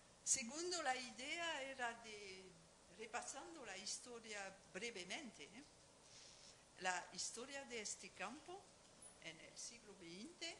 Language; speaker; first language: Spanish; non-native, fluent; French